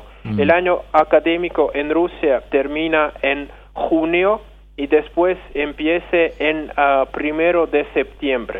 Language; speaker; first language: Spanish; non-native, fluent; Russian